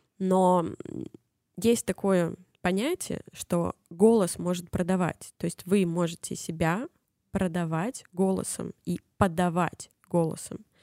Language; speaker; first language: Russian; native; Russian